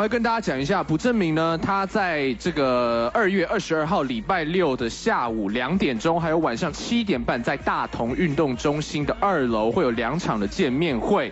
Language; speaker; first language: Chinese; native; Chinese